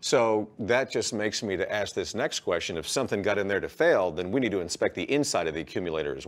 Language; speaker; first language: English; native; English